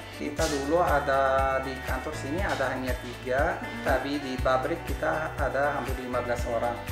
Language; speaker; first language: Indonesian; non-native, fluent; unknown